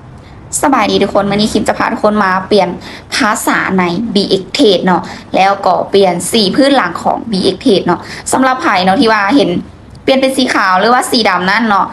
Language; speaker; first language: Thai; non-native, local second language; Lao